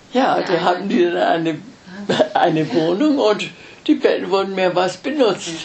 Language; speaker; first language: German; early bilingual, heritage; German